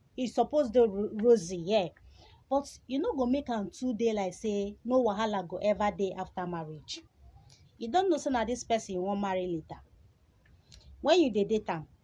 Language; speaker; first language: Nigerian Pidgin; non-native, local second language; Igbo